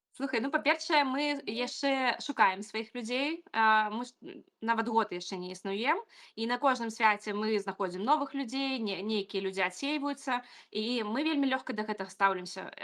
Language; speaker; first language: Belarusian; non-native, local second language; Russian